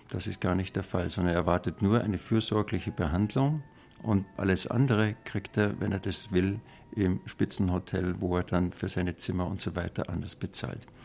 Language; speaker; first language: German; native; German